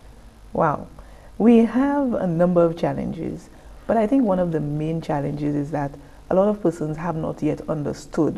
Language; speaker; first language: English; native; English